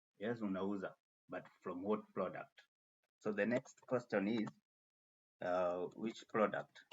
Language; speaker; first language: English; native; English